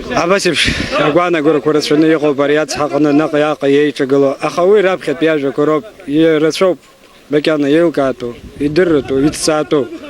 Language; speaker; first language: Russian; non-native, local second language; Abkhazian